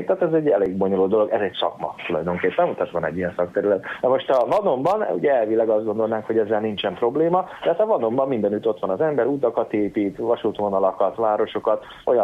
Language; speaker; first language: Hungarian; native; Hungarian